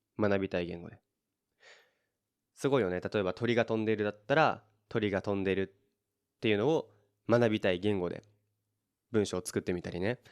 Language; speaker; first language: Japanese; native; Japanese